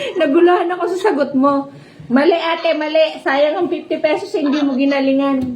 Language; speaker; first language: Filipino; native; Filipino